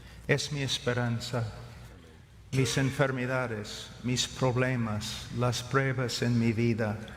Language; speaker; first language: Spanish; non-native, fluent; English